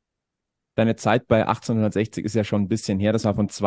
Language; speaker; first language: German; native; German